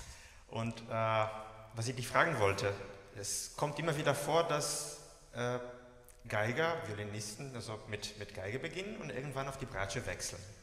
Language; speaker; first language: German; native; German